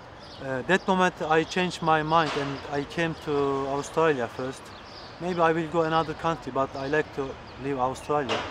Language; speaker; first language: English; non-native, learner; Turkish